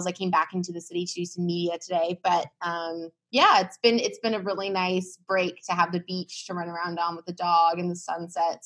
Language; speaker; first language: English; native; English